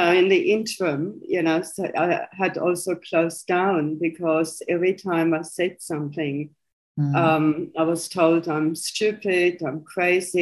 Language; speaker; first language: English; non-native, fluent; German